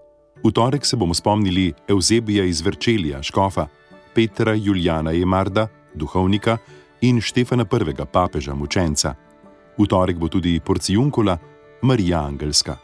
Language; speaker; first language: Slovenian; native; Slovenian